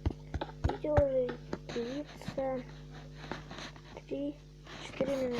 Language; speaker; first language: Russian; native; Russian